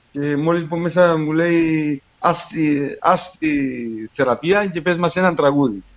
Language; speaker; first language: Greek; native; Greek